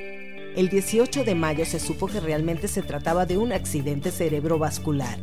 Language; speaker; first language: Spanish; native; Spanish